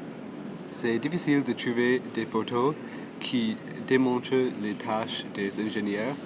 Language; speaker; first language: French; non-native, local second language; English